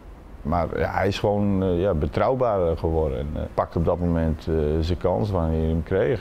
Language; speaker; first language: Dutch; native; Dutch